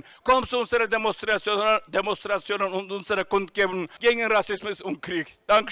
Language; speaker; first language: German; non-native, fluent; Turkish